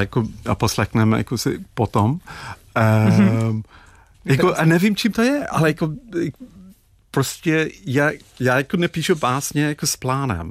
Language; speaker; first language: Czech; non-native, fluent; English